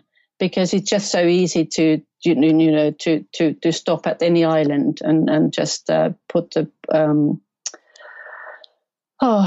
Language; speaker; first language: English; non-native, fluent; Finnish